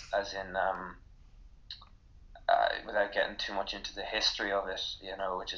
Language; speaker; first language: English; native; English